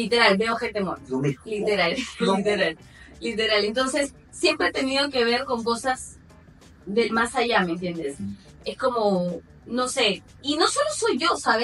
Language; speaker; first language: Spanish; native; Spanish